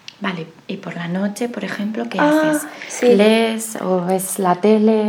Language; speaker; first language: Spanish; native; Spanish